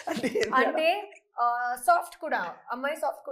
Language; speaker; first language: Telugu; non-native, local second language; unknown